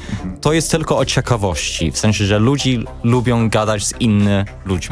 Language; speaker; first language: Polish; non-native, learner; English